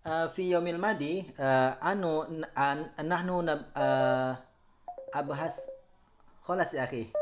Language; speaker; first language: Arabic; non-native, learner; Indonesian